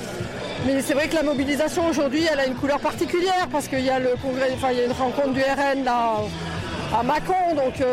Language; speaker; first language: French; native; French